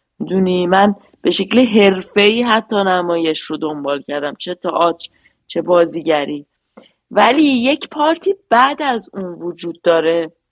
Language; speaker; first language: Persian; native; Persian